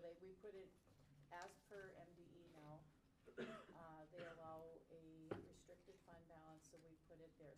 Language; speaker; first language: English; native; English